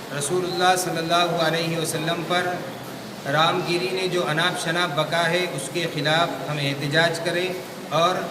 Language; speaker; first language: Urdu; native; Urdu